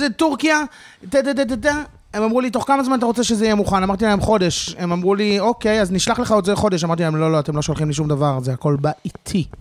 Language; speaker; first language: Hebrew; native; Hebrew